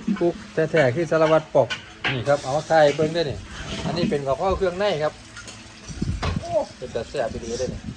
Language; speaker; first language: Thai; non-native, local second language; Northeastern Thai